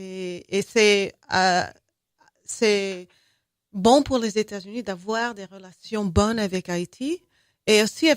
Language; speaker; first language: French; non-native, fluent; English